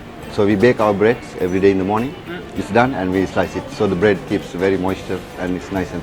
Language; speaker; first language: English; non-native, fluent; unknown